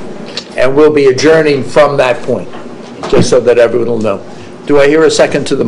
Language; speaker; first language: English; native; English